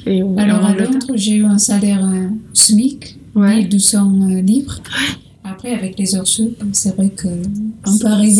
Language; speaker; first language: French; non-native, learner; Portuguese